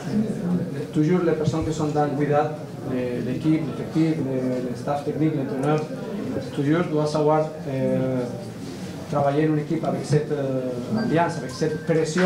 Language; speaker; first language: French; non-native, learner; Spanish